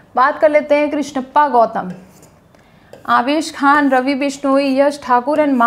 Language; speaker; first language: Hindi; native; Hindi